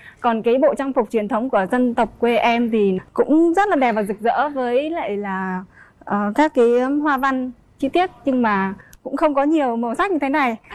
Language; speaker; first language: Vietnamese; non-native, local second language; Muong